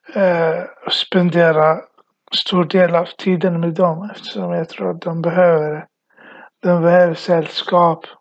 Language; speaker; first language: Swedish; early bilingual, other home language; Arabic